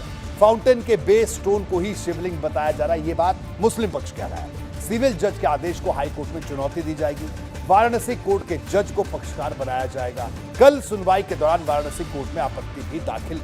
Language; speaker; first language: Hindi; native; Hindi